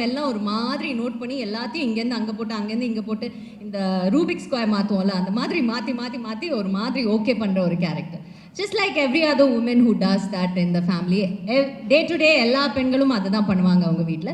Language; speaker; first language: Tamil; native; Tamil